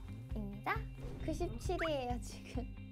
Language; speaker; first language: Korean; non-native, fluent; Japanese